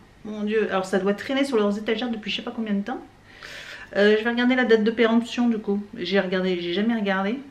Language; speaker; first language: French; native; French